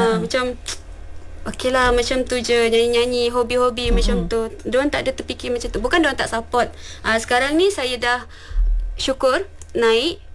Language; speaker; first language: Malay; non-native, local second language; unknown